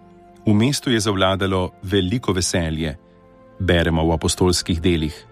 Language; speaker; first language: Slovenian; native; Slovenian